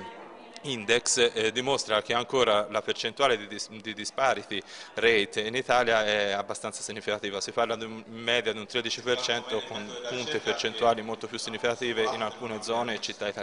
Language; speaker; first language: Italian; native; Italian